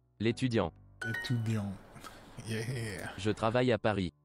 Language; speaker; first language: French; non-native, learner; English